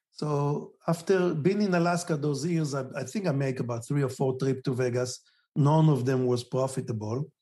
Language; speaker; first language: English; non-native, fluent; Hebrew